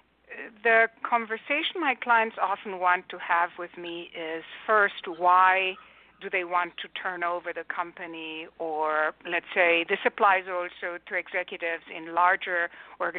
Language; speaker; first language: English; non-native, fluent; Romanian